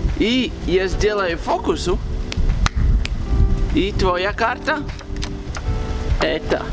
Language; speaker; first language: Russian; non-native, learner; Latvian